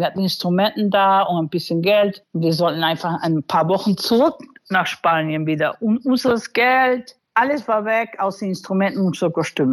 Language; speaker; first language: German; non-native, fluent; English